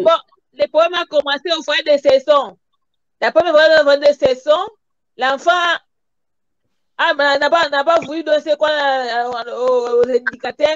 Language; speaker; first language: French; non-native, learner; Portuguese